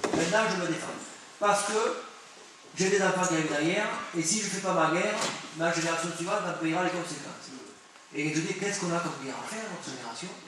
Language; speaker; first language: French; native; French